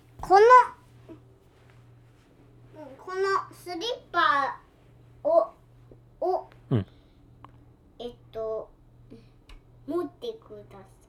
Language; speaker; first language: Japanese; early bilingual, heritage; Japanese